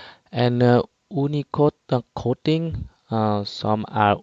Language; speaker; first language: Norwegian; non-native, fluent; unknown